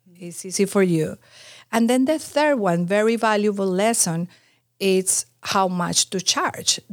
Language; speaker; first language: English; non-native, fluent; Spanish